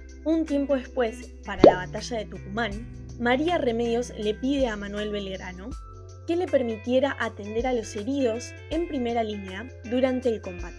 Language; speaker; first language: Spanish; native; Spanish